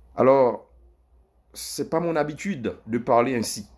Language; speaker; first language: French; native; French